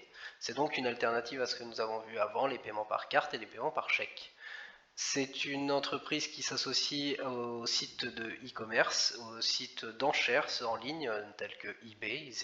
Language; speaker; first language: French; native; French